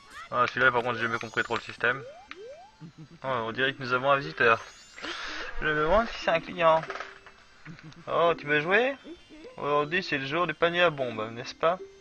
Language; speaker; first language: French; native; French